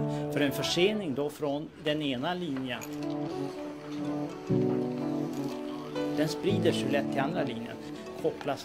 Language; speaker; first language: Swedish; native; Swedish